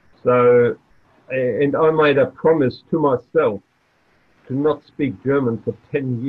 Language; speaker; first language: English; non-native, fluent; German